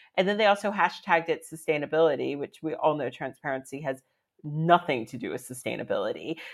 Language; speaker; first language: English; native; English